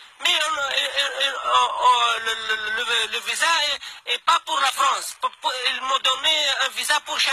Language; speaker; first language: French; non-native, learner; Arabic